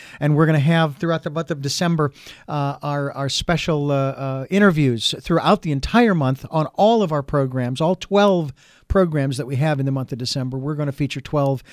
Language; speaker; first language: English; native; English